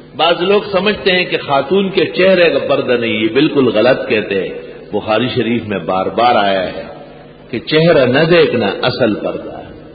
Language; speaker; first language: Urdu; non-native, local second language; Pashto